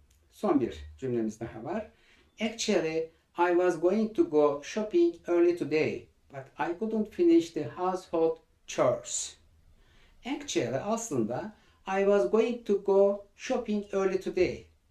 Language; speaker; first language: English; non-native, fluent; Turkish